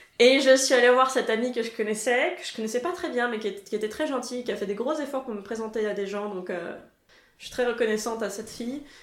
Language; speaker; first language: French; native; French